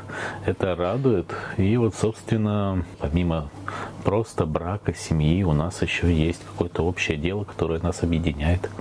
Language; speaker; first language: Russian; native; Russian